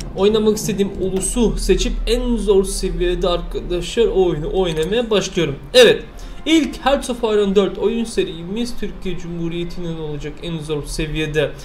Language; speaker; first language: Turkish; early bilingual, heritage; Turkish